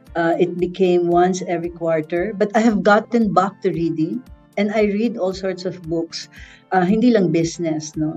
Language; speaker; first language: English; non-native, local second language; Filipino